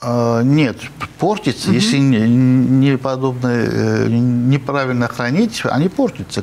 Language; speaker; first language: Russian; non-native, fluent; Armenian